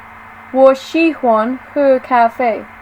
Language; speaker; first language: Chinese; non-native, learner; English